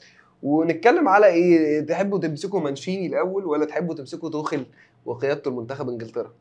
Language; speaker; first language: Arabic; native; Arabic